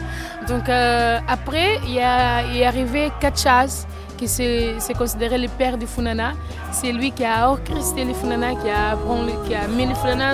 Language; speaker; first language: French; non-native, fluent; Kabuverdianu